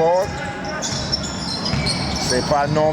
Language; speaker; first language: French; non-native, learner; English